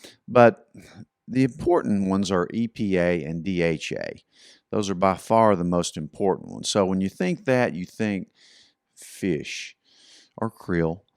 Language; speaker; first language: English; native; English